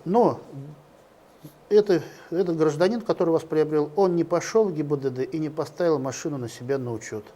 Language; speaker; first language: Russian; native; Russian